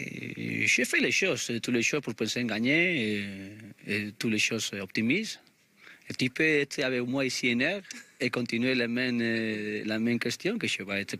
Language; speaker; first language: French; non-native, learner; Spanish